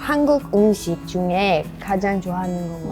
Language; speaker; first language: Korean; non-native, learner; English